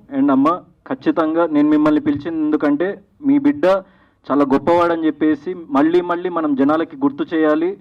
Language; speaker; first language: Telugu; native; Telugu